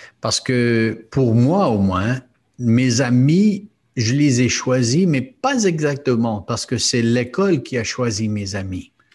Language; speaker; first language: French; non-native, fluent; English